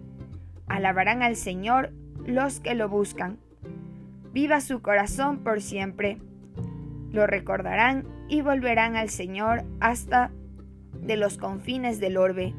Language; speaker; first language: Spanish; native; Spanish